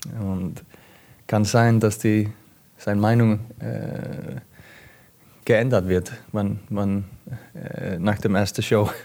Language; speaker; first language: German; non-native, learner; Icelandic